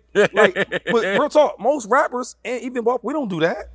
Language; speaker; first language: English; native; English